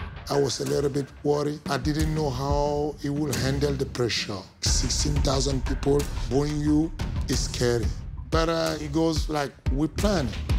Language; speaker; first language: English; non-native, fluent; French